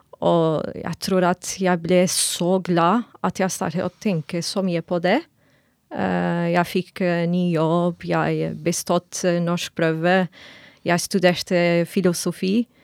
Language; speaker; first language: Norwegian; non-native, fluent; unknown